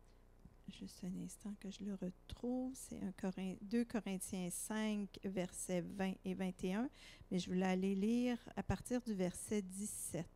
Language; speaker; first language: French; native; French